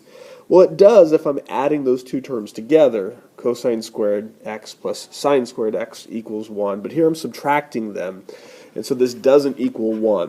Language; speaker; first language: English; native; English